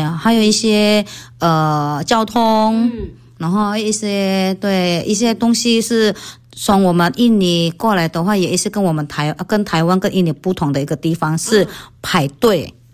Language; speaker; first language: Chinese; non-native, fluent; Indonesian